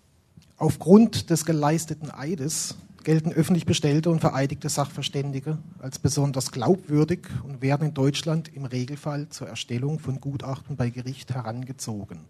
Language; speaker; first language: German; native; German